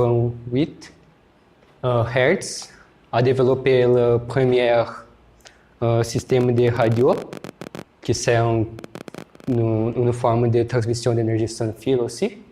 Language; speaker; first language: French; non-native, learner; Portuguese